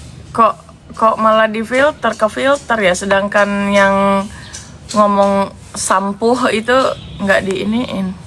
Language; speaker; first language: Indonesian; native; Indonesian